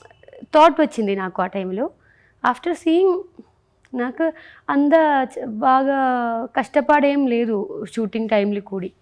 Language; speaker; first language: Telugu; non-native, learner; Malayalam